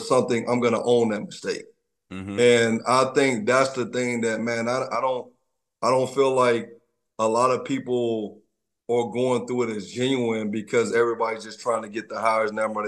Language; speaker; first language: English; native; English